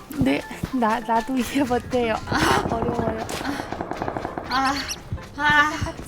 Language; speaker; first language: Korean; non-native, learner; Chinese